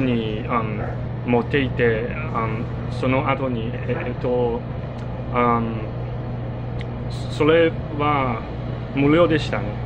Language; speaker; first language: Japanese; non-native, learner; English